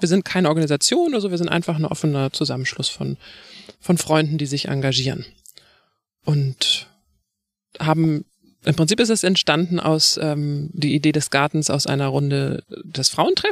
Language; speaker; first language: German; native; German